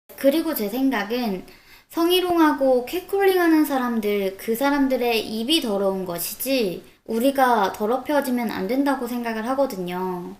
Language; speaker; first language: Korean; native; Korean